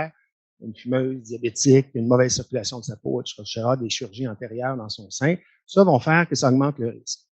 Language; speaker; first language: French; native; French